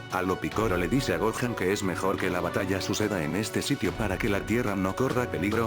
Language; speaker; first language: Spanish; native; Spanish